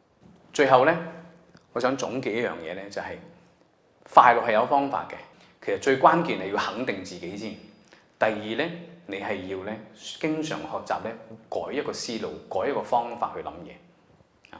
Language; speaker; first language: Cantonese; native; Cantonese